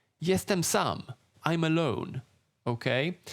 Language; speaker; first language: Polish; native; Polish